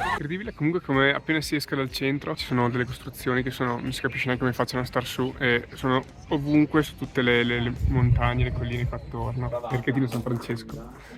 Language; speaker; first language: Italian; native; Italian